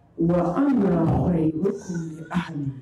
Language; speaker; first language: Arabic; non-native, fluent; Dyula